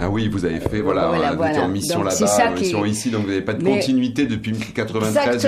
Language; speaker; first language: French; native; French